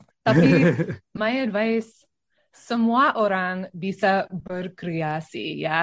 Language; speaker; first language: Indonesian; non-native, learner; English